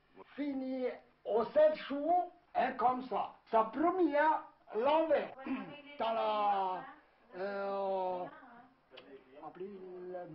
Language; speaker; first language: French; non-native, learner; Chinese